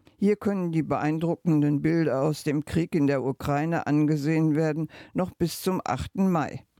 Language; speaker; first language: German; native; German